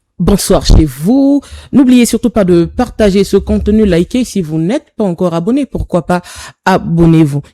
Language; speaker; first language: French; non-native, local second language; Lingala